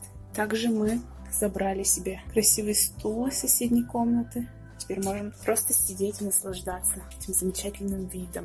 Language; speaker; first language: Russian; native; Russian